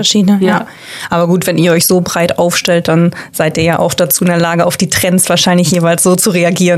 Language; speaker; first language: German; native; German